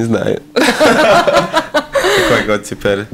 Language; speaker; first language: Russian; non-native, local second language; Latvian